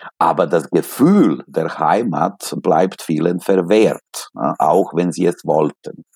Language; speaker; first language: German; non-native, fluent; Serbian